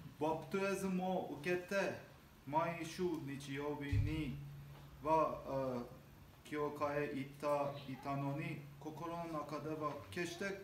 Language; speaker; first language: Japanese; non-native, learner; Armenian